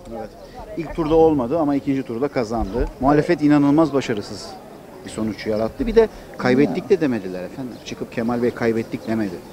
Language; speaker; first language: Turkish; native; Turkish